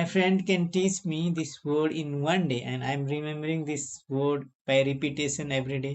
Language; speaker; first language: English; non-native, learner; Nepali